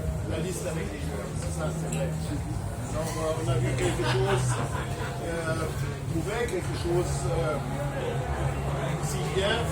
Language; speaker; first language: French; non-native, fluent; German